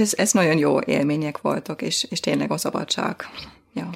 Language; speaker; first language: Hungarian; non-native, fluent; German